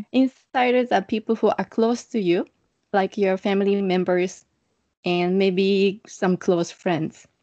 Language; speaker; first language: English; non-native, fluent; Japanese